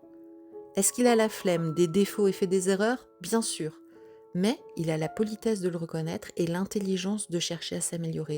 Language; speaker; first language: French; native; French